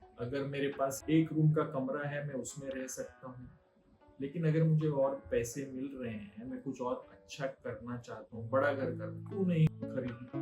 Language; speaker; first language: Hindi; non-native, local second language; Marathi